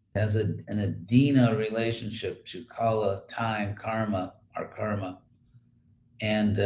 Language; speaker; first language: English; native; English